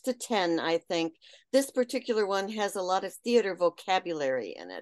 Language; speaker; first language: English; native; English